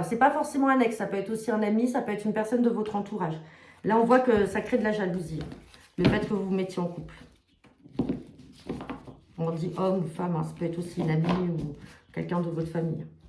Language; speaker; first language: French; native; French